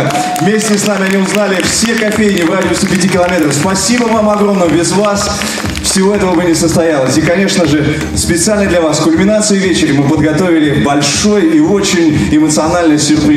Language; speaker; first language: Russian; native; Russian